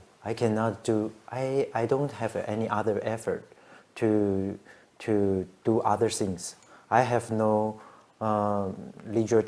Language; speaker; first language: English; non-native, learner; Chinese